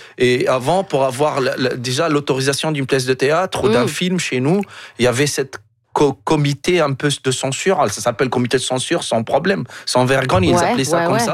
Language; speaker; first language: French; non-native, local second language; Arabic